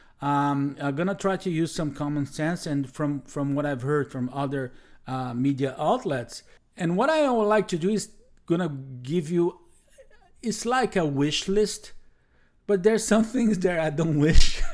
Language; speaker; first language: English; non-native, fluent; Portuguese